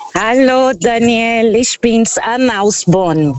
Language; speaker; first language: German; non-native, fluent; Portuguese